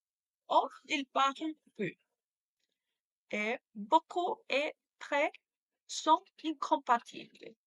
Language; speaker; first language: French; non-native, learner; Spanish